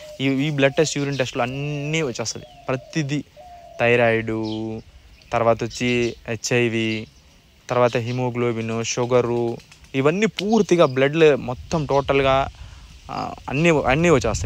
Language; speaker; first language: Telugu; native; Telugu